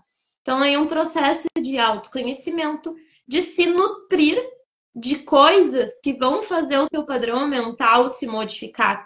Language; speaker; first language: Portuguese; native; Portuguese